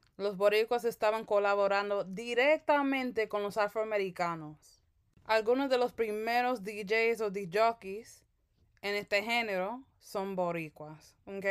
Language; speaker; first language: Spanish; early bilingual, heritage; Spanish